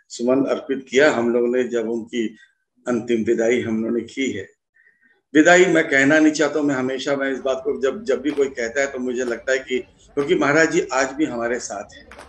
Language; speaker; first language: Hindi; native; Hindi